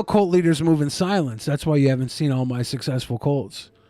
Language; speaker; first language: English; native; English